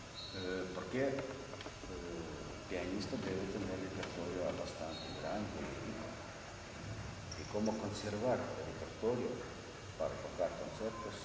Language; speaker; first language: Spanish; non-native, learner; Russian